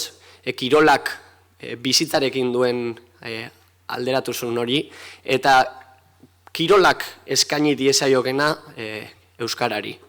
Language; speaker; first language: Basque; native; Basque